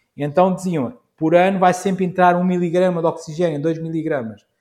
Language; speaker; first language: Portuguese; native; Portuguese